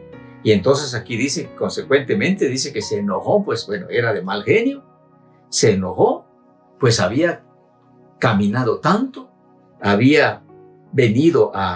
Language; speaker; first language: Spanish; native; Spanish